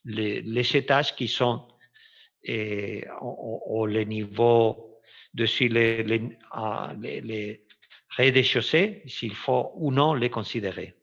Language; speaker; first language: French; non-native, fluent; Spanish